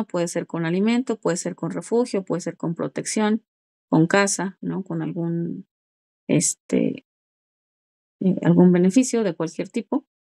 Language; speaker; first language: Spanish; native; Spanish